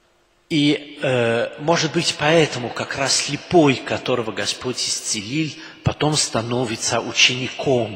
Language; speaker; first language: Russian; non-native, fluent; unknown